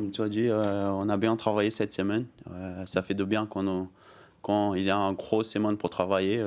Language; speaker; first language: French; non-native, learner; Portuguese